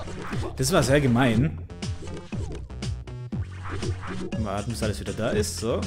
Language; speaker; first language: German; native; German